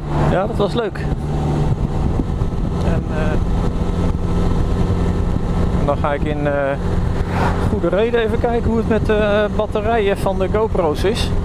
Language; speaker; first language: Dutch; native; Dutch